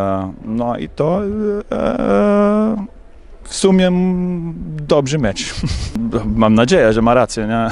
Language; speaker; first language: Polish; non-native, fluent; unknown